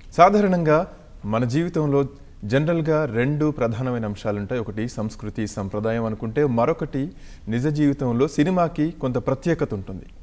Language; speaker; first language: Telugu; native; Telugu